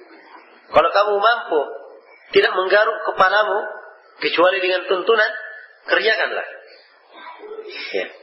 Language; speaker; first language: Indonesian; native; Indonesian